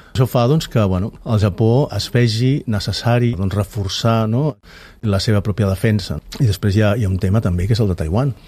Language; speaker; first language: Catalan; native; Catalan